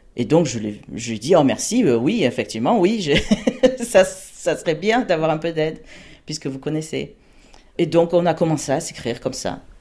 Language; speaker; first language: French; native; French